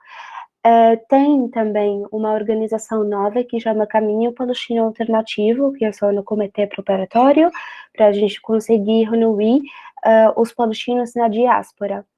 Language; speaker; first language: Portuguese; non-native, fluent; Arabic